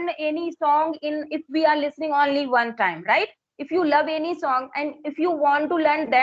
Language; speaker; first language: English; non-native, local second language; Hindi